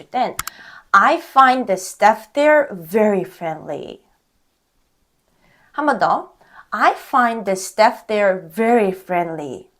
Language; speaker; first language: English; non-native, fluent; Korean